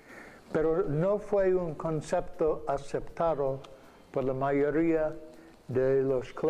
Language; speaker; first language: Spanish; non-native, fluent; English